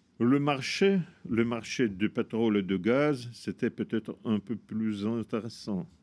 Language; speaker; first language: French; non-native, fluent; Russian